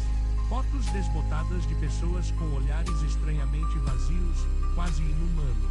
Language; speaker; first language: Portuguese; native; Portuguese